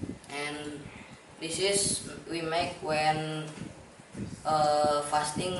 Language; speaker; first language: English; non-native, learner; Indonesian